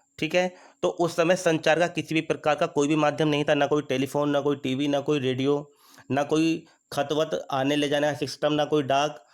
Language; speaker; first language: Hindi; native; Hindi